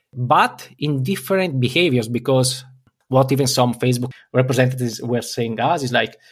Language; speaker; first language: English; non-native, fluent; Italian